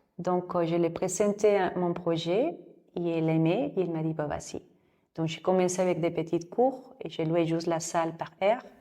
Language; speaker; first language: French; non-native, fluent; Spanish